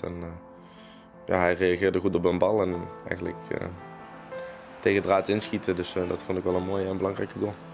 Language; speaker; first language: Dutch; native; Dutch